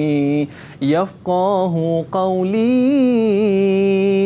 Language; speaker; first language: Arabic; non-native, learner; Malay